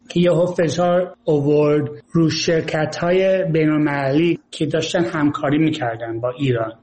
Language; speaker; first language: Persian; early bilingual, heritage; Persian